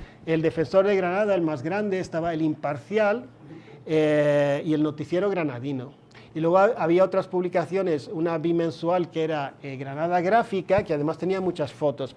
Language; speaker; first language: Spanish; non-native, fluent; Swedish